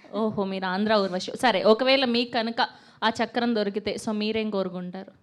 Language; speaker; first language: Telugu; native; Telugu